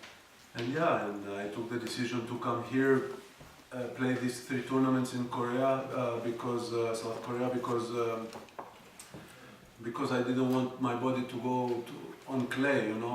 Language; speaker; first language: English; non-native, fluent; Greek